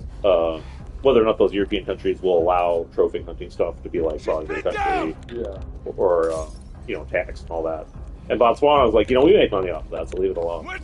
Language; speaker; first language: English; native; English